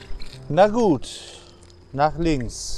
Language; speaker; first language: German; native; German